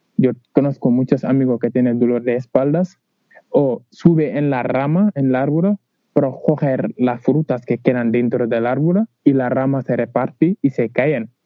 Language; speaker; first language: Spanish; non-native, learner; Wolof